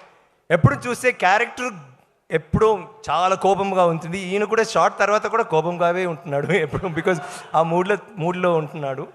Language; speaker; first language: Telugu; non-native, learner; Tamil